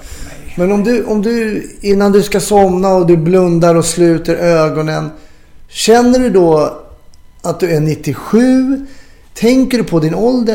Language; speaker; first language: Swedish; native; Swedish